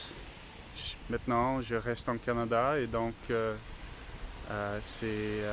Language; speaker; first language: French; non-native, learner; English